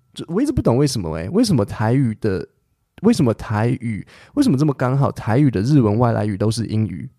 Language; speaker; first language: Chinese; native; Chinese